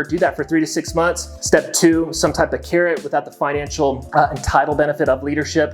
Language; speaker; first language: English; native; English